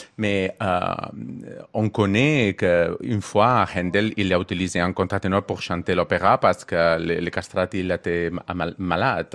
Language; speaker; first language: French; non-native, learner; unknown